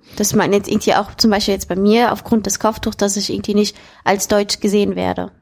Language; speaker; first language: German; early bilingual, other home language; Arabic